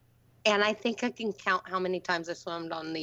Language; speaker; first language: English; native; English